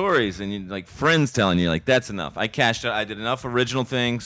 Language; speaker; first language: English; native; English